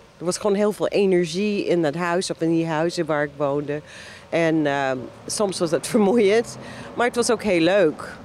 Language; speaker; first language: Dutch; non-native, fluent; English